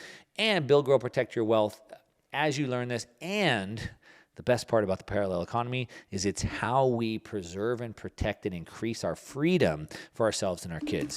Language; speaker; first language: English; native; English